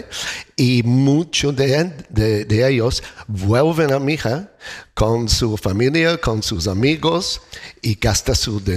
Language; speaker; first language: Spanish; non-native, learner; English